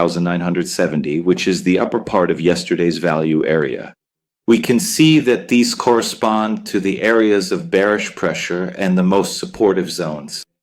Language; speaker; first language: English; non-native, fluent; Italian